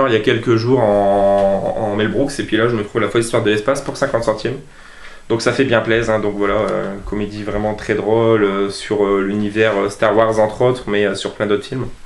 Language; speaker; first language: French; native; French